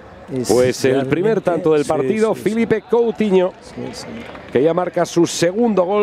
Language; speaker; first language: Spanish; native; Spanish